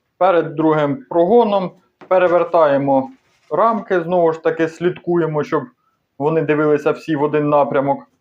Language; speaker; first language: Ukrainian; native; Ukrainian